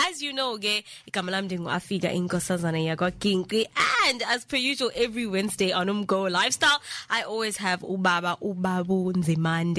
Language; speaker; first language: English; non-native, local second language; Zulu